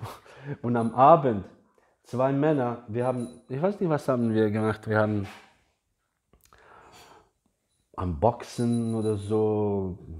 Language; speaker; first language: German; non-native, fluent; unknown